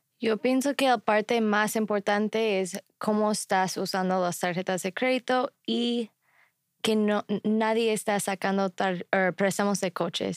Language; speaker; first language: Spanish; non-native, fluent; English